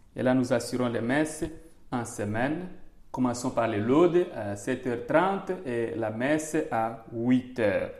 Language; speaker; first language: French; non-native, local second language; Swahili